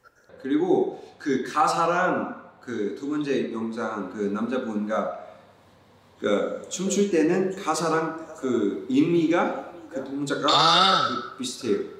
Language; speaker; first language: Korean; non-native, learner; Cantonese